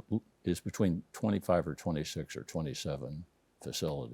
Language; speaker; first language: English; native; English